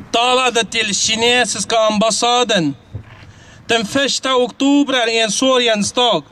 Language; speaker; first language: Swedish; non-native, fluent; Uyghur